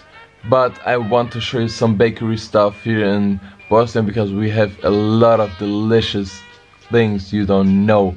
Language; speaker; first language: English; non-native, learner; Bosnian